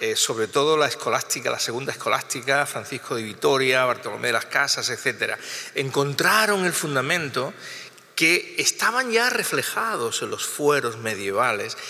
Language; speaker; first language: Spanish; native; Spanish